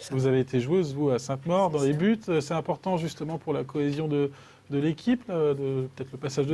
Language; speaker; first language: French; native; French